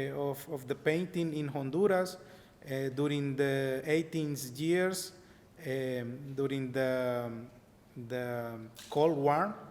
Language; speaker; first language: English; non-native, learner; Spanish